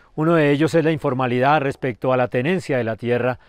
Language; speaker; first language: Spanish; native; Spanish